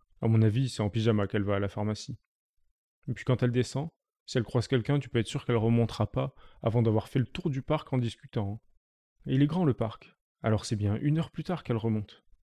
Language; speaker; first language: French; native; French